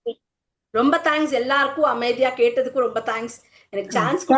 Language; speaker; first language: Tamil; native; Tamil